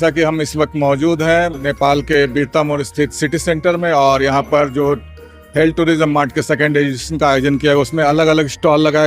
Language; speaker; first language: Hindi; native; Hindi